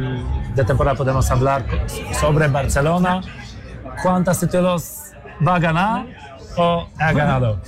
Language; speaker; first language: Spanish; non-native, learner; Polish